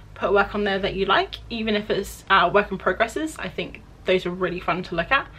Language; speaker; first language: English; native; English